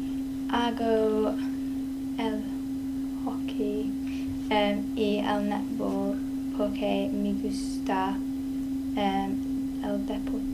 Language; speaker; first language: Spanish; non-native, learner; English